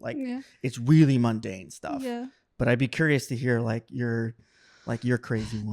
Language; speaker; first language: English; native; English